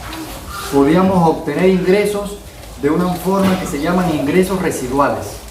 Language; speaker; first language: Spanish; native; Spanish